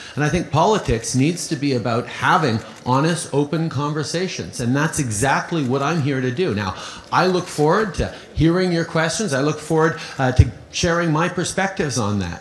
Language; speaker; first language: English; early bilingual, other home language; French